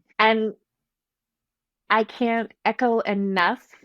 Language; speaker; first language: English; native; English